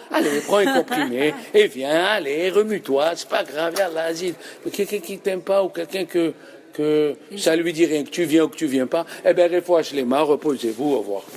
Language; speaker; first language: French; native; French